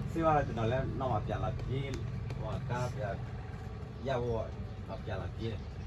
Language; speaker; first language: Burmese; non-native, local second language; S'gaw Karen